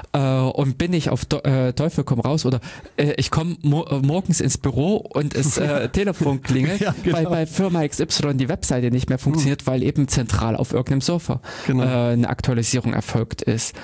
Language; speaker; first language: German; native; German